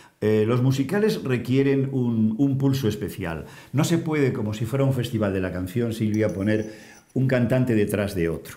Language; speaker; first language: Spanish; native; Spanish